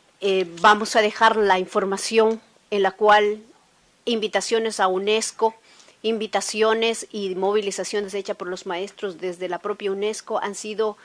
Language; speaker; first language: Spanish; native; Spanish